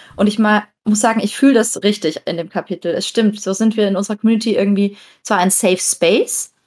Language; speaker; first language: German; native; German